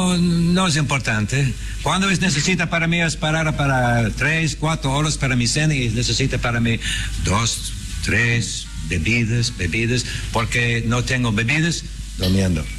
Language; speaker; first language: Spanish; non-native, learner; English